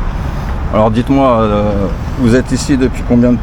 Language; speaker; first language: French; native; French